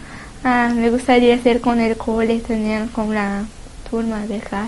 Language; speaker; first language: Spanish; non-native, learner; Portuguese